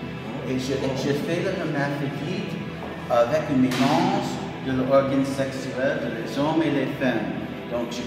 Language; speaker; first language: French; non-native, fluent; English